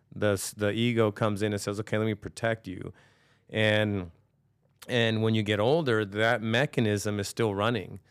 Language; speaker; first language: English; native; English